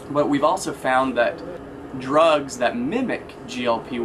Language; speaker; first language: English; native; English